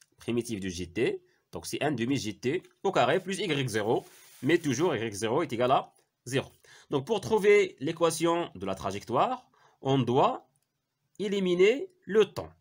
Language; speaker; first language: French; non-native, local second language; Arabic